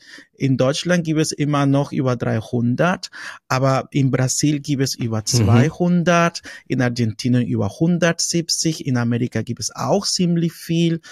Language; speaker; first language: German; non-native, fluent; Spanish